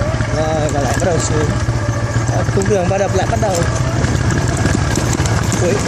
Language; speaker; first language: Vietnamese; native; Vietnamese